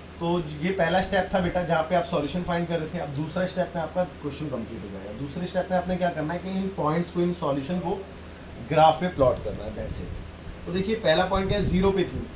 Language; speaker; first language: Hindi; native; Hindi